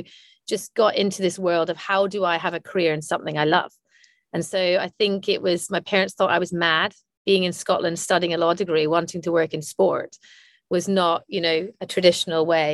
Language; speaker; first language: English; native; English